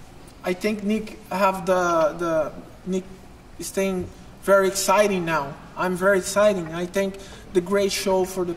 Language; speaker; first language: English; non-native, learner; Portuguese